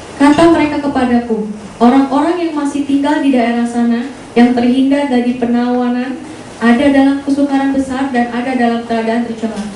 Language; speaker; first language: Indonesian; native; Indonesian